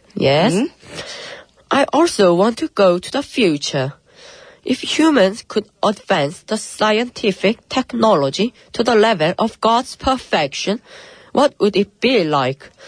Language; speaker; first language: English; early bilingual, other home language; Korean